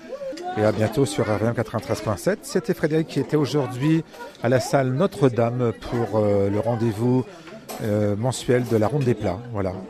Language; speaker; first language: French; native; French